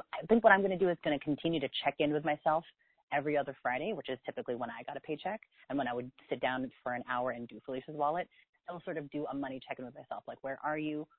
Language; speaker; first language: English; native; English